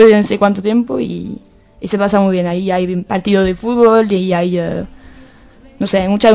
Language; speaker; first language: Spanish; non-native, fluent; French